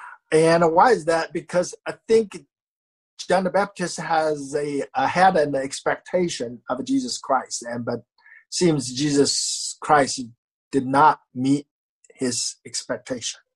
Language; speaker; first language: English; non-native, fluent; Chinese